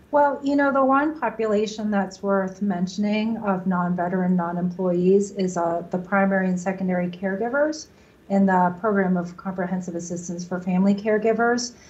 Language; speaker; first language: English; native; English